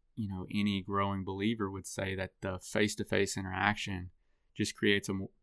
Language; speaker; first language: English; native; English